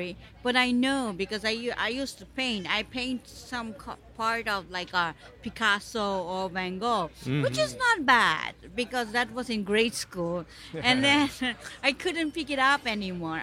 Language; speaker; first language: English; non-native, local second language; Bangla